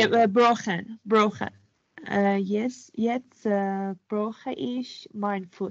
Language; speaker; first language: German; non-native, learner; Persian